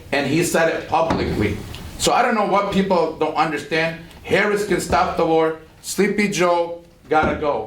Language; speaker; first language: English; non-native, fluent; Arabic